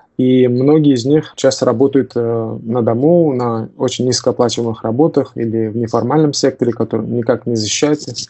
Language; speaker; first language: Russian; non-native, local second language; Tajik